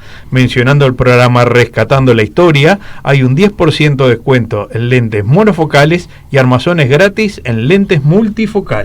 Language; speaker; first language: Spanish; native; Spanish